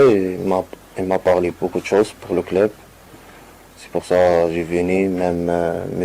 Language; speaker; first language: French; non-native, learner; Arabic